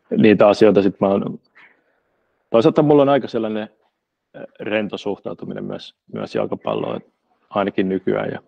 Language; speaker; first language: Finnish; native; Finnish